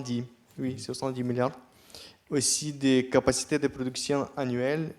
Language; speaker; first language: French; non-native, fluent; Ukrainian